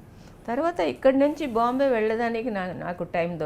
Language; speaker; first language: Telugu; non-native, local second language; Tamil